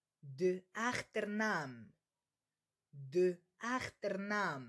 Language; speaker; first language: Dutch; non-native, learner; Arabic